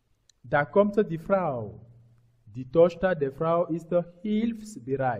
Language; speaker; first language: German; non-native, fluent; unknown